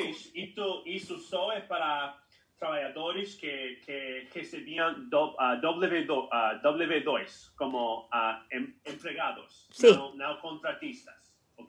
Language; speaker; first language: Portuguese; non-native, fluent; English